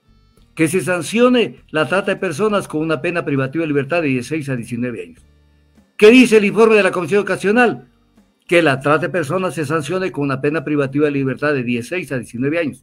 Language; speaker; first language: Spanish; native; Spanish